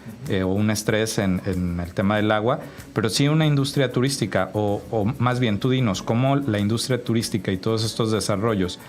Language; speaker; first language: Spanish; native; Spanish